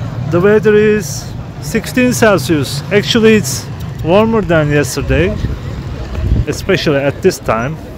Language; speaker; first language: English; non-native, fluent; Turkish